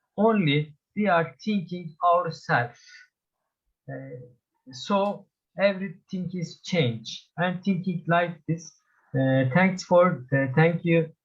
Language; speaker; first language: English; non-native, learner; Turkish